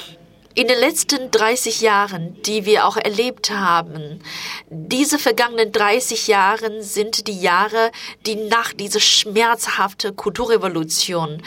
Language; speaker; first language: German; non-native, fluent; Chinese